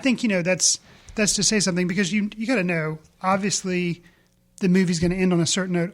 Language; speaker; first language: English; native; English